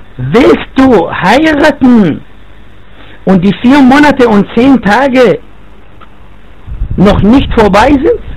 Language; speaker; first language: German; non-native, fluent; Arabic